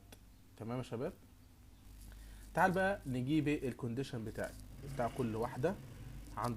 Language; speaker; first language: Arabic; native; Arabic